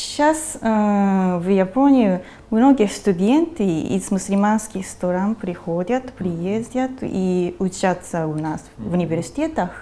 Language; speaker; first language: Russian; non-native, fluent; Japanese